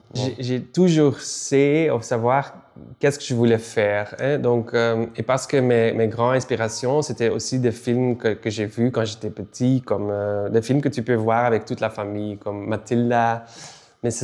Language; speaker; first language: French; non-native, local second language; Dutch